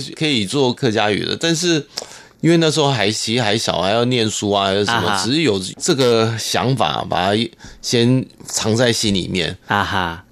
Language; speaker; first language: Chinese; non-native, local second language; Hakka Chinese